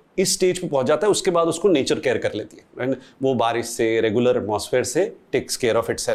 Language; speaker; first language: Hindi; native; Hindi